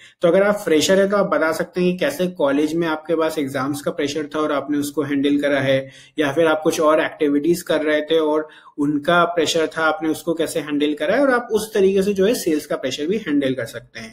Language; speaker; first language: Hindi; native; Hindi